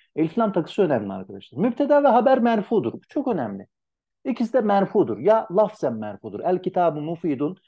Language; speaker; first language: Turkish; native; Turkish